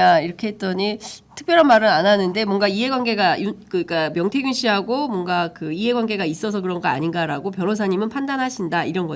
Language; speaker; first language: Korean; native; Korean